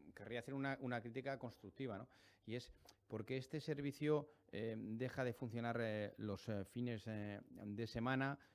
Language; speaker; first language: Spanish; non-native, local second language; Catalan